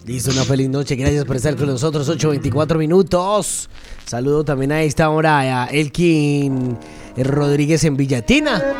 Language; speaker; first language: Spanish; native; Spanish